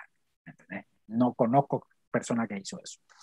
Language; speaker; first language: Spanish; native; Spanish